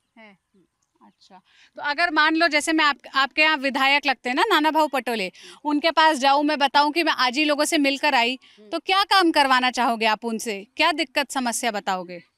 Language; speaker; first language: Hindi; native; Hindi